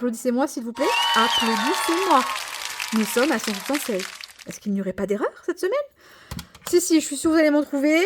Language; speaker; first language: French; native; French